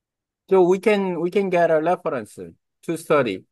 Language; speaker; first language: English; non-native, learner; Vietnamese